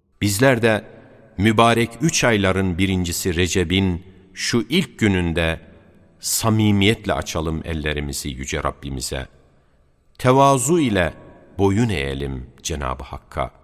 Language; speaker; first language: Turkish; native; Turkish